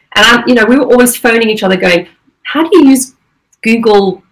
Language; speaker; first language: English; native; English